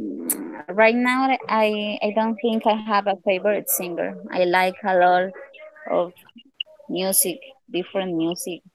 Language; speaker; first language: English; non-native, learner; Spanish